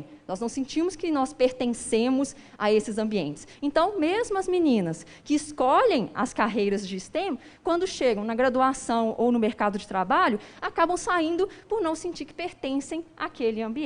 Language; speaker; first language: Portuguese; native; Portuguese